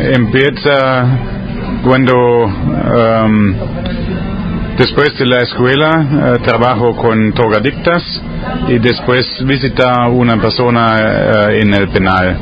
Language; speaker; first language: Spanish; non-native, learner; German